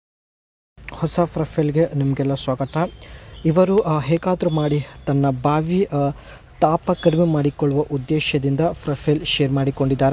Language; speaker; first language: Kannada; native; Kannada